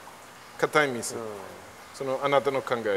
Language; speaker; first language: Japanese; non-native, learner; German